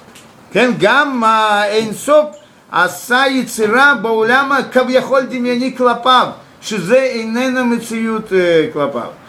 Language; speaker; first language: Hebrew; non-native, fluent; Russian